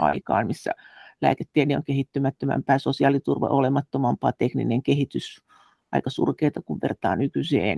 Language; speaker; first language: Finnish; native; Finnish